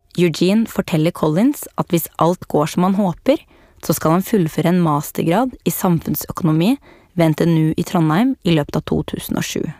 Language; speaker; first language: Norwegian; native; Norwegian